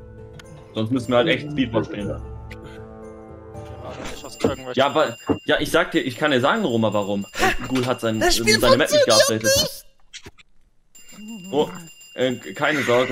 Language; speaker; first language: German; native; German